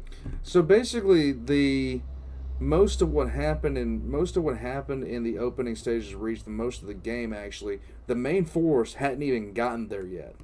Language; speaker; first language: English; native; English